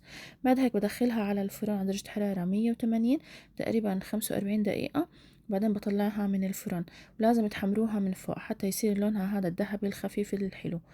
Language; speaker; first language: Arabic; native; Arabic